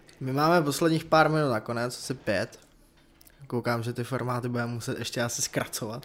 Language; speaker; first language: Czech; native; Czech